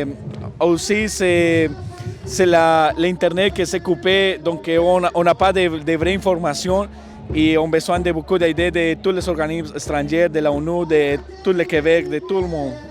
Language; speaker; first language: French; non-native, learner; Spanish